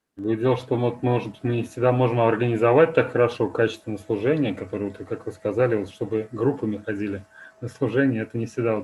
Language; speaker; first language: Russian; native; Russian